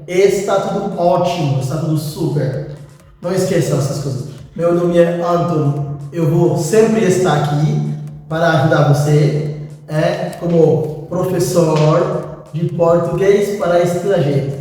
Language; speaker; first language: Portuguese; non-native, fluent; Haitian Creole